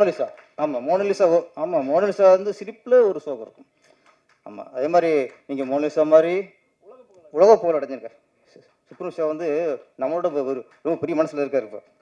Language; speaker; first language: Tamil; native; Tamil